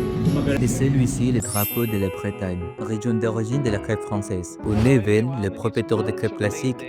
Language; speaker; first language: French; non-native, learner; Filipino